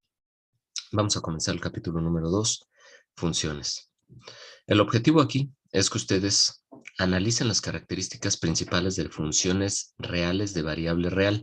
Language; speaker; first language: Spanish; native; Spanish